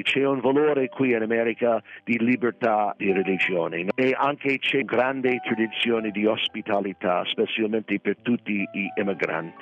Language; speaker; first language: Italian; non-native, fluent; English